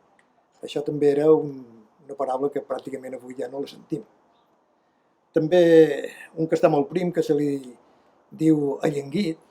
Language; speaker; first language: Catalan; native; Catalan